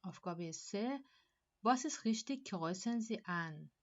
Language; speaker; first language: German; non-native, fluent; Persian